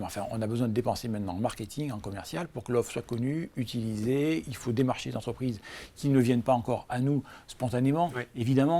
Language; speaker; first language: French; native; French